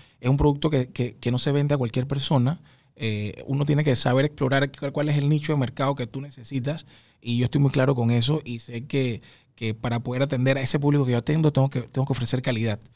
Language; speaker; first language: Spanish; native; Spanish